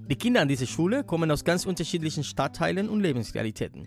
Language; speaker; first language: German; native; German